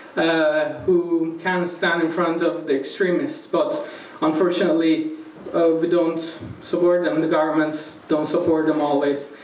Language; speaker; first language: English; non-native, fluent; Persian